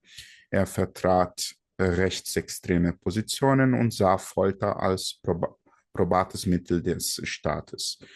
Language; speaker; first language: German; non-native, fluent; Portuguese